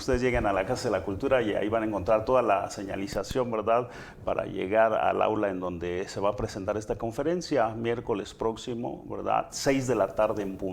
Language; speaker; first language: Spanish; native; Spanish